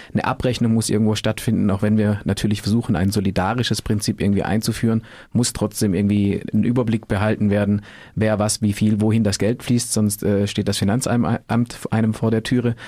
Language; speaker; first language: German; native; German